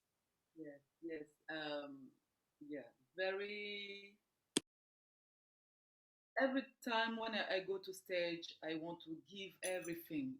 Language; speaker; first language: English; non-native, learner; French